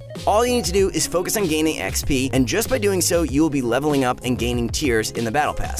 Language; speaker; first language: English; native; English